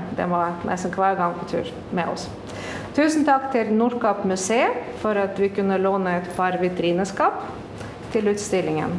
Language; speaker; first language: Norwegian; non-native, fluent; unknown